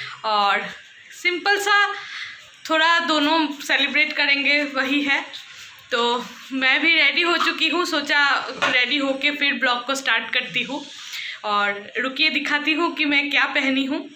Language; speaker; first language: Hindi; non-native, local second language; Bangla